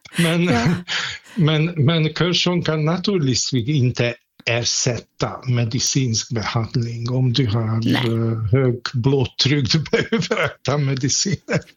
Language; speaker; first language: Swedish; non-native, fluent; Hungarian